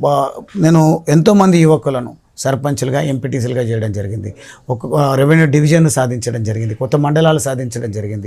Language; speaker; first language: Telugu; native; Telugu